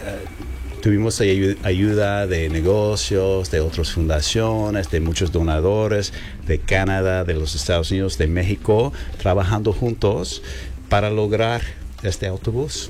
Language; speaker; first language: Spanish; non-native, learner; English